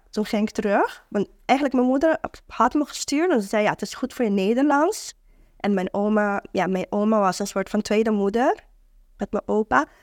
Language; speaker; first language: Dutch; non-native, local second language; Papiamento